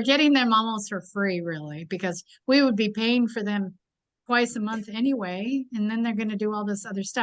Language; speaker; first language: English; native; English